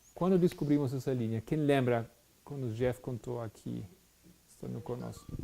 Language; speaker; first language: Portuguese; non-native, fluent; Spanish